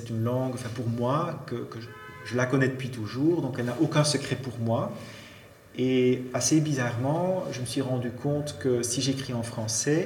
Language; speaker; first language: French; non-native, fluent; Dutch